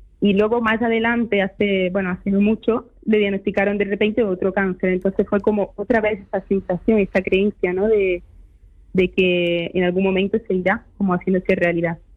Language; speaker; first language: Spanish; early bilingual, other home language; Portuguese